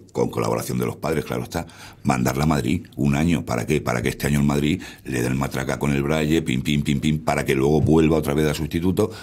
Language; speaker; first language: Spanish; native; Spanish